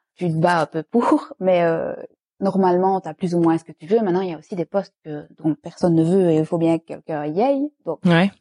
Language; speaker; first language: French; native; French